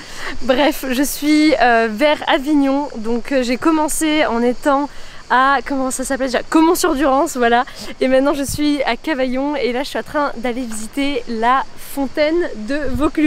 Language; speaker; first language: French; native; French